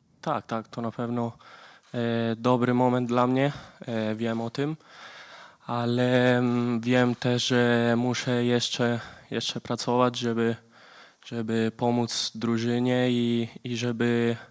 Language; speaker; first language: Polish; early bilingual, heritage; Polish